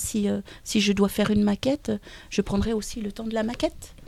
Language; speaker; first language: French; native; French